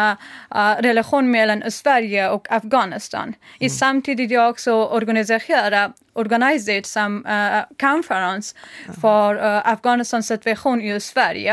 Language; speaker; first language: Swedish; non-native, learner; Persian